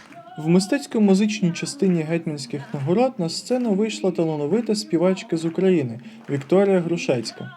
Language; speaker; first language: Ukrainian; native; Ukrainian